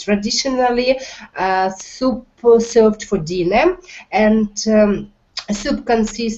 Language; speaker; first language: English; non-native, learner; Russian